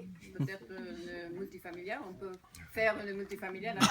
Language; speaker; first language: French; non-native, fluent; Spanish